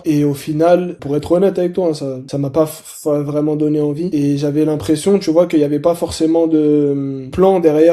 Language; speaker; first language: French; native; French